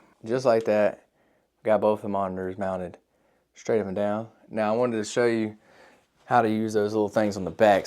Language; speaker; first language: English; native; English